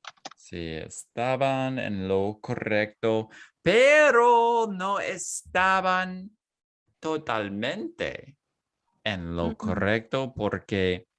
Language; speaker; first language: Spanish; non-native, fluent; English